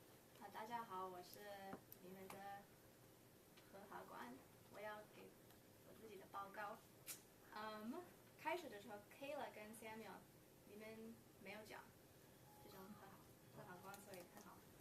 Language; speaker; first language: Chinese; non-native, learner; English